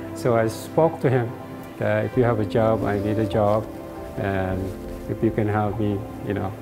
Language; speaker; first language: English; non-native, local second language; Filipino